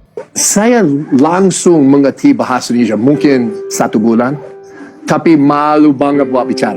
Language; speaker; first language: Indonesian; early bilingual, heritage; Indonesian